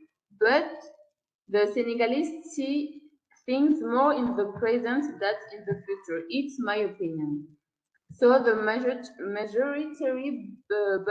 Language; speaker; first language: English; non-native, learner; French